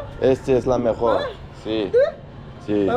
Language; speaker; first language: Spanish; non-native, learner; Turkish